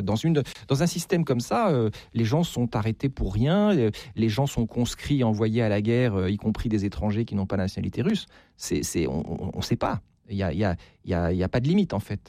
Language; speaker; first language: French; native; French